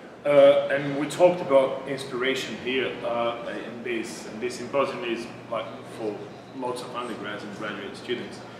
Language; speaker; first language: English; non-native, fluent; Portuguese